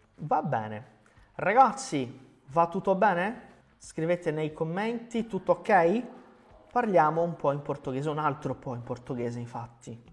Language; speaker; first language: Italian; non-native, fluent; Portuguese